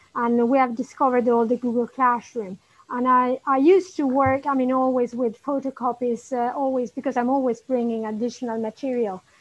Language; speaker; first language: English; non-native, fluent; Italian